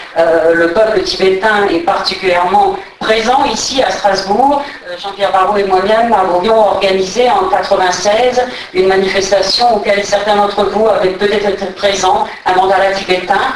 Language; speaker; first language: French; native; French